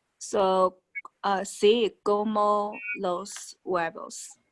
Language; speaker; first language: Spanish; non-native, learner; English